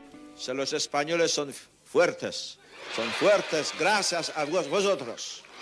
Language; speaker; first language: Spanish; non-native, fluent; Polish